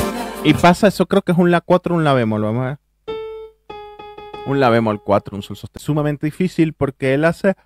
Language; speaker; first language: Spanish; native; Spanish